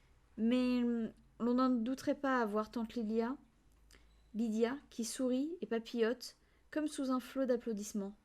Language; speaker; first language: French; native; French